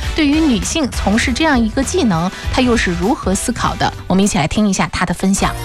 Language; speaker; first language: Chinese; native; Chinese